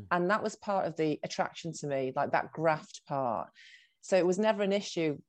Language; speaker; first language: English; native; English